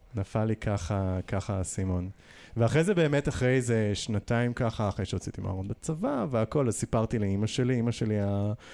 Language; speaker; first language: Hebrew; native; Hebrew